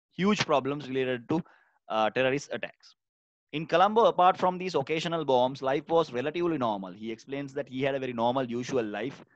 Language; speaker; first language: English; non-native, local second language; Sinhala